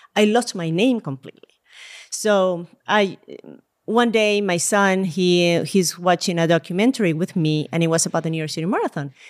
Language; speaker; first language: English; non-native, fluent; Spanish